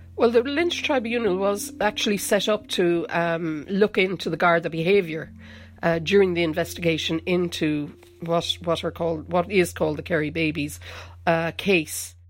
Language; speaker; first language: English; native; English